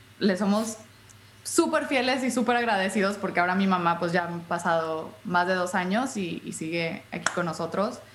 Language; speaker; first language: Spanish; native; Spanish